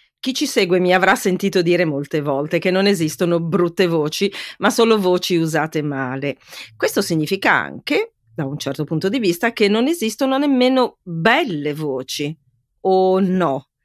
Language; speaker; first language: Italian; native; Italian